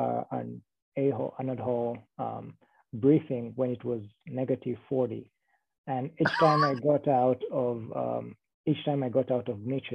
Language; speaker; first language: English; non-native, local second language; Kinyarwanda